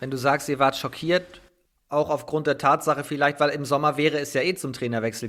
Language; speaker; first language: German; native; German